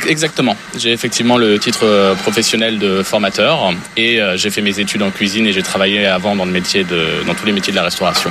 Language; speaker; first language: French; native; French